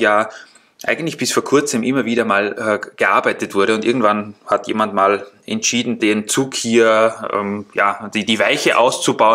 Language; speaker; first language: German; native; German